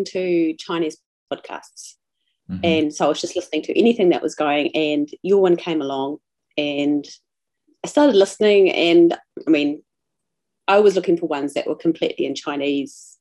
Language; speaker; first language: English; native; English